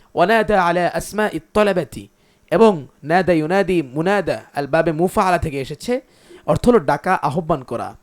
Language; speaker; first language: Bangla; native; Bangla